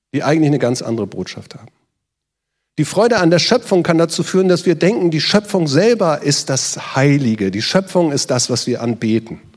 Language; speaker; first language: German; native; German